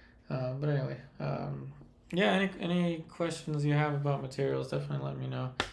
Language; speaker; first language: English; early bilingual, other home language; Spanish